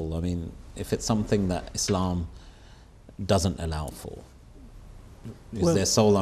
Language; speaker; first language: English; native; English